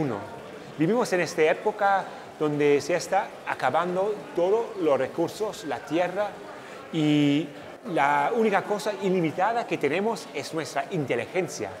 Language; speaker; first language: Spanish; non-native, fluent; English